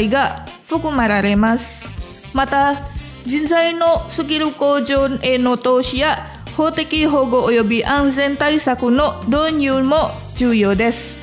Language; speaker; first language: Japanese; non-native, fluent; Indonesian